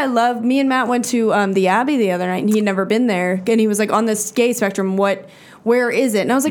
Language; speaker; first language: English; native; English